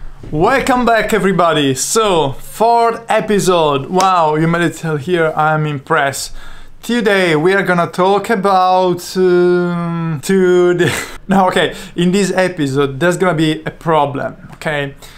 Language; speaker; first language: English; non-native, fluent; Italian